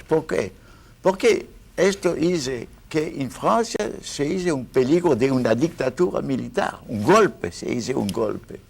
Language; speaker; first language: Spanish; non-native, fluent; French